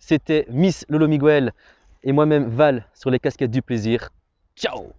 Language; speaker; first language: French; native; French